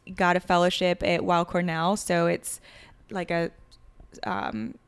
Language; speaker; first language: English; early bilingual, other home language; French